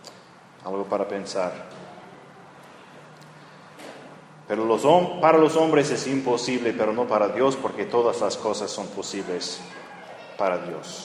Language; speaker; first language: Spanish; non-native, fluent; English